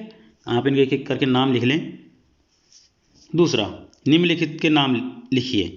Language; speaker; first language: Hindi; native; Hindi